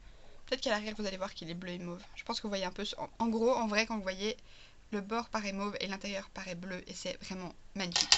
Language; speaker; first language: French; native; French